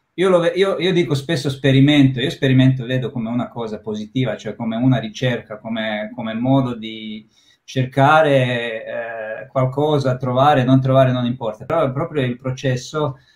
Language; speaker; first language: Italian; non-native, fluent; Croatian